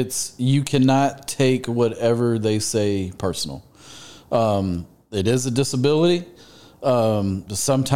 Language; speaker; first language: English; native; English